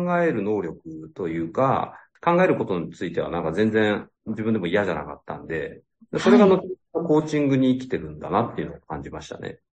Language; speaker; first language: Japanese; native; Japanese